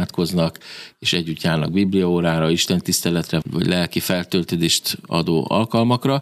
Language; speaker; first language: Hungarian; native; Hungarian